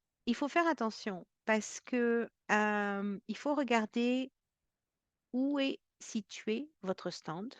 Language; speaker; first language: French; native; French